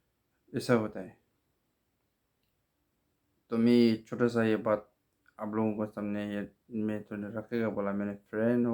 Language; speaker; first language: Hindi; non-native, local second language; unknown